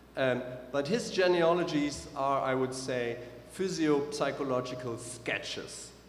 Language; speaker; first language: English; non-native, fluent; German